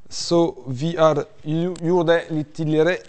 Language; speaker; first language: Norwegian; non-native, fluent; French